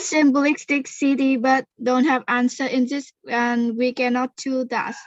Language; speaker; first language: English; non-native, learner; Vietnamese